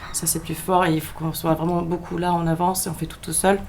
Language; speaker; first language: French; non-native, fluent; German